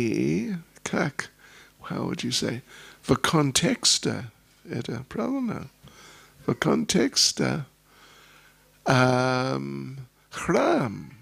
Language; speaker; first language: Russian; non-native, learner; English